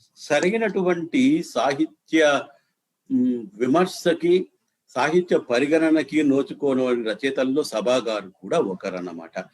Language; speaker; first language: Telugu; native; Telugu